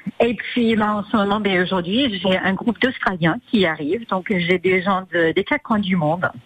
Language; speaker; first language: French; non-native, fluent; English